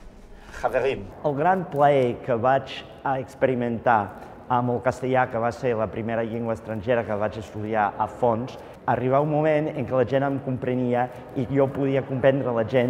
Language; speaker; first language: Catalan; non-native, fluent; English